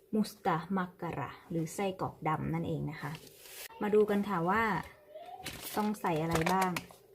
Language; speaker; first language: Thai; native; Thai